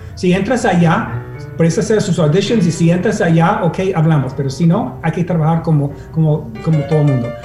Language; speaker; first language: Spanish; non-native, fluent; English